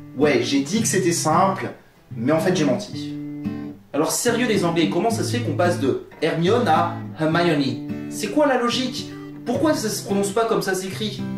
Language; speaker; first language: French; native; French